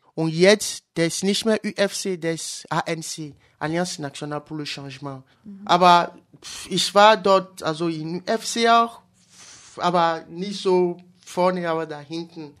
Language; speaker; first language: German; non-native, learner; Ewe